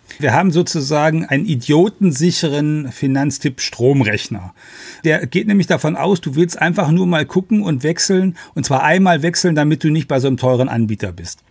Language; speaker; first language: German; native; German